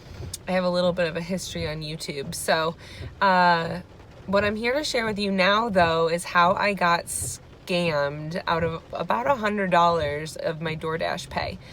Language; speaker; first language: English; native; English